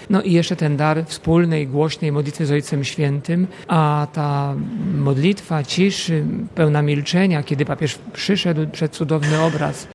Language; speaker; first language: Polish; native; Polish